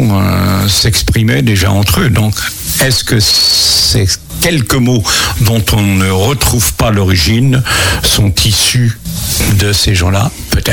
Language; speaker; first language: French; native; French